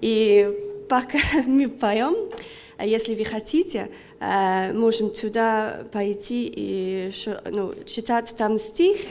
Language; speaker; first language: Russian; non-native, local second language; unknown